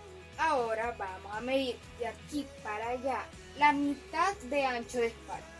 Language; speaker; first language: Spanish; native; Spanish